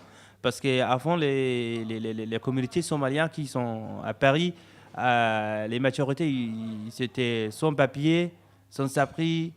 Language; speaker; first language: French; non-native, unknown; Somali